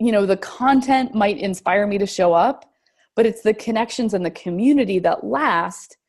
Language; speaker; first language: English; native; English